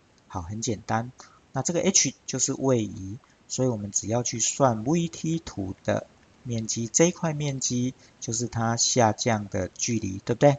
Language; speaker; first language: Chinese; native; Chinese